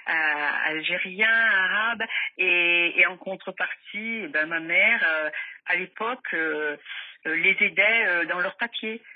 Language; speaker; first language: French; native; French